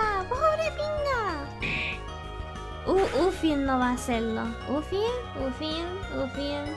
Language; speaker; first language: Spanish; early bilingual, heritage; English